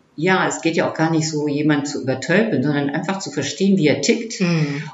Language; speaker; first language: German; native; German